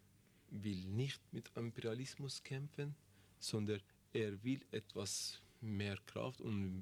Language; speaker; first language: German; non-native, learner; Persian